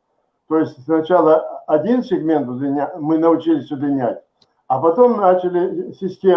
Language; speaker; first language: Russian; native; Russian